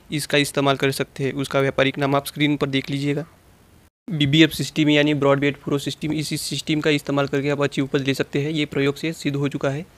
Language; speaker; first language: Hindi; non-native, local second language; Marathi